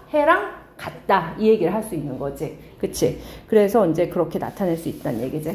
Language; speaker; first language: Korean; native; Korean